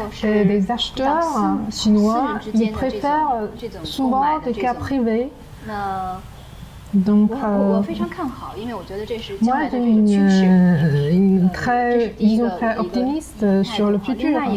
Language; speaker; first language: French; non-native, learner; Chinese